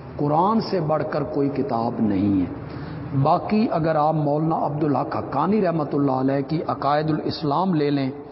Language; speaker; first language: Urdu; non-native, local second language; Punjabi